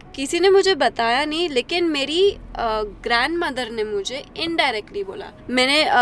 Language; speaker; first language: Hindi; early bilingual, heritage; Hindi